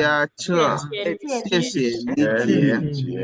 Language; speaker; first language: Chinese; non-native, learner; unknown